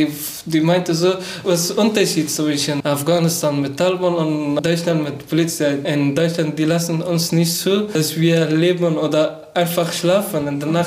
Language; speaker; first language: German; non-native, learner; Persian